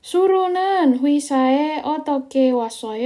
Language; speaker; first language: Korean; non-native, fluent; Indonesian